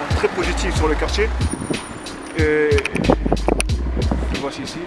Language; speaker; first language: French; native; French